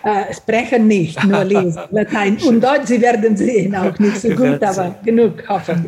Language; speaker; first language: German; non-native, fluent; Catalan